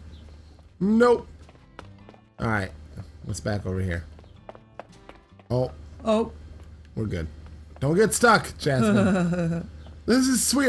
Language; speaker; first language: English; native; English